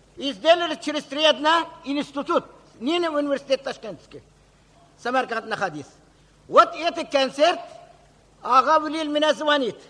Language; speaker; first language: Russian; non-native, local second language; Uzbek